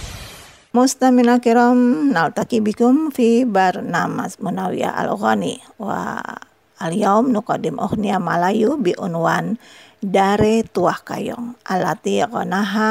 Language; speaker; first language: Arabic; non-native, learner; Indonesian